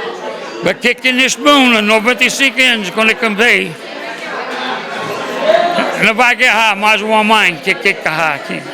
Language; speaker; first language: Portuguese; early bilingual, heritage; Portuguese